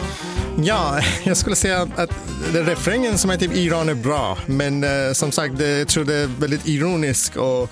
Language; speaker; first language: Swedish; non-native, fluent; Persian